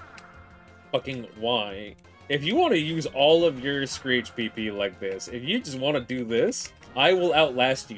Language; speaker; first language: English; native; English